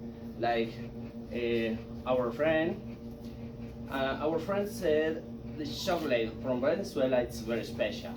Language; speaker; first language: English; non-native, learner; Spanish